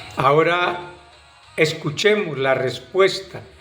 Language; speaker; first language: Spanish; native; Spanish